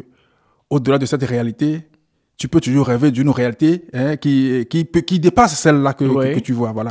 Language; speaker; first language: French; non-native, local second language; Ewe